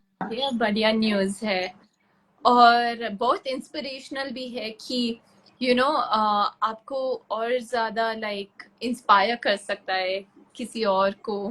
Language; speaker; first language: Hindi; non-native, local second language; Tulu